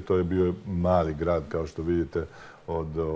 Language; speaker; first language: Serbian; native; Serbian